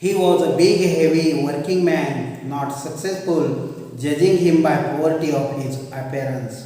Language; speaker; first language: English; non-native, local second language; Marathi